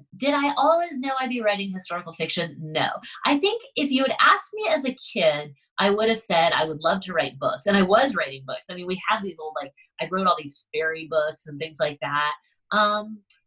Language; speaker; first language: English; native; English